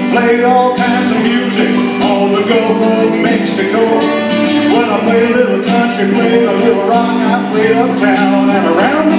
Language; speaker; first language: English; native; English